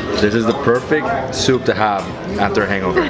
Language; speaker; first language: English; native; English